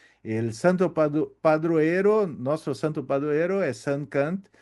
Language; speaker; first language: Spanish; non-native, learner; Portuguese